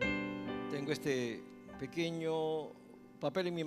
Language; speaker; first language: Spanish; native; Spanish